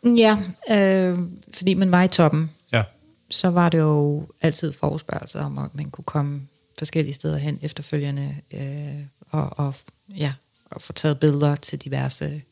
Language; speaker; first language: Danish; early bilingual, other home language; English